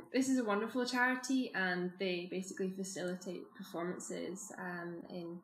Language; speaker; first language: English; native; English